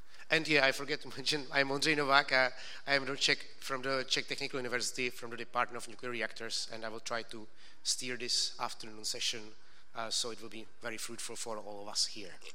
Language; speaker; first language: English; non-native, fluent; Czech